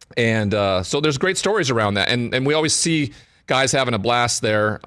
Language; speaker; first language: English; native; English